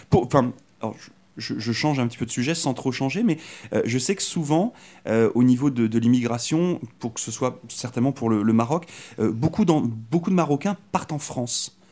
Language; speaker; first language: French; native; French